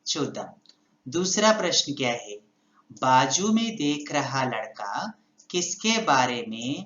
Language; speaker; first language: Hindi; non-native, local second language; Telugu